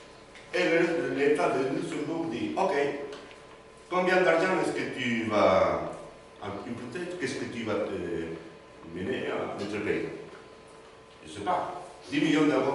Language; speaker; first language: French; non-native, learner; Spanish